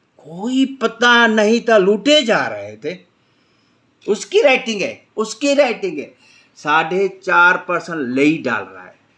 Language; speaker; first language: Urdu; non-native, local second language; Sindhi